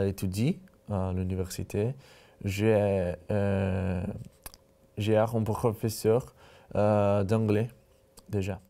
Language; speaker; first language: French; non-native, learner; Portuguese